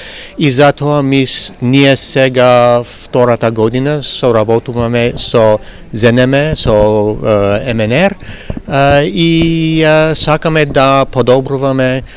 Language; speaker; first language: Macedonian; non-native, fluent; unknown